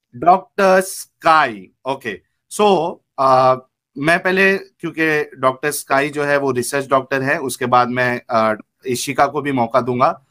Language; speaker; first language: Hindi; native; Hindi